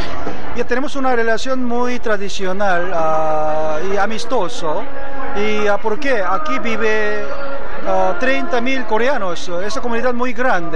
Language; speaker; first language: Spanish; non-native, fluent; Korean